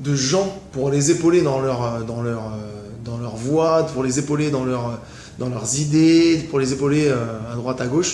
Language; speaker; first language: French; native; French